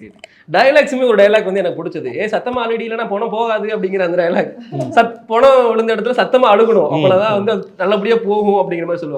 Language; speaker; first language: Tamil; native; Tamil